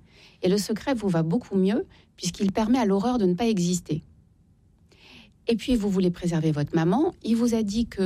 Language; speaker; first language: French; native; French